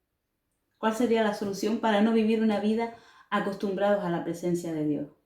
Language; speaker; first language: Spanish; native; Spanish